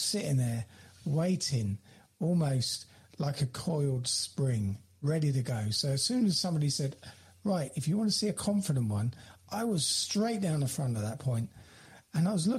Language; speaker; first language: English; native; English